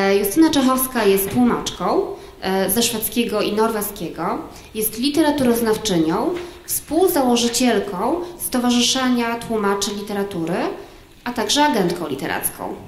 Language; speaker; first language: Polish; native; Polish